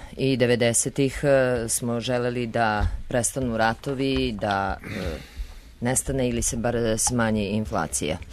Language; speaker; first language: Serbian; native; Serbian